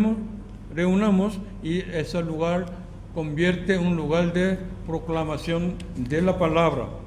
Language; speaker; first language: Spanish; non-native, fluent; Korean